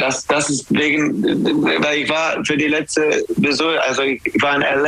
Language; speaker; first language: German; non-native, fluent; English